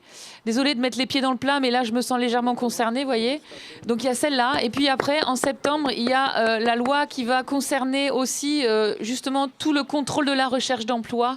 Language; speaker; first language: French; native; French